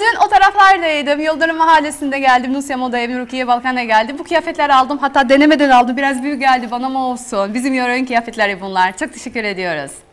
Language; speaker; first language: Turkish; non-native, fluent; Albanian